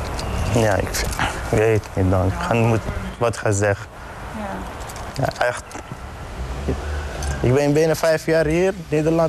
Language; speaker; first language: Dutch; non-native, learner; Arabic